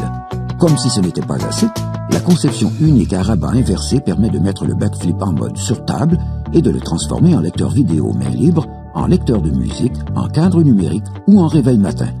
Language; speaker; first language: French; native; French